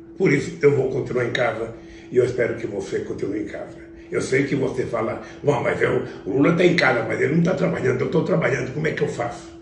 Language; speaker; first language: Portuguese; native; Portuguese